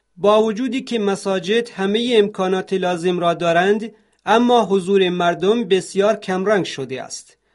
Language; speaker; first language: Persian; non-native, local second language; Central Kurdish